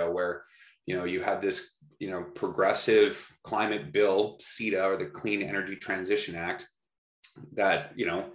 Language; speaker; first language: English; native; English